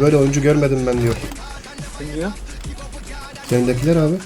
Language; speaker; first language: Turkish; native; Turkish